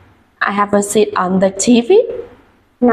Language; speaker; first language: English; non-native, fluent; Vietnamese